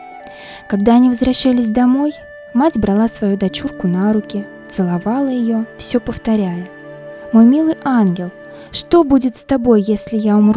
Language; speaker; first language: Russian; native; Russian